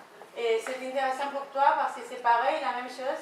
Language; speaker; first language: French; non-native, learner; Spanish